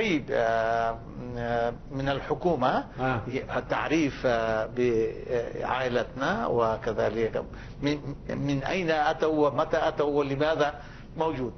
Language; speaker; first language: Arabic; non-native, fluent; Bangla